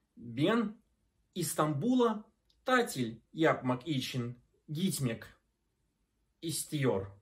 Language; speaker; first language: Turkish; non-native, fluent; Russian